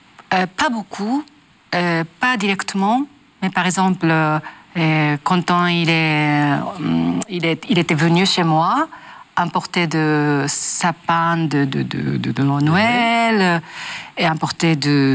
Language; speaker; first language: French; non-native, learner; Japanese